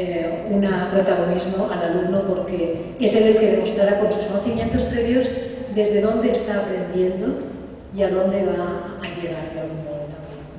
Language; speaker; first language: Spanish; native; Spanish